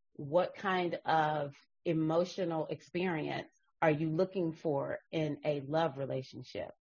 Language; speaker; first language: English; native; English